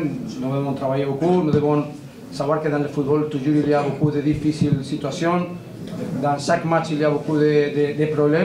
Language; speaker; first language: French; non-native, learner; Spanish